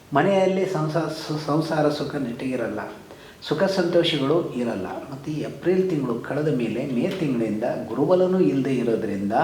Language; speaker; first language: Kannada; native; Kannada